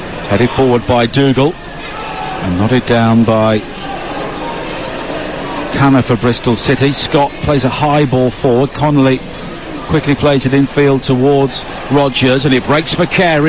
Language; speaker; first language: English; native; English